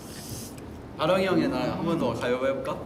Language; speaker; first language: Korean; native; Korean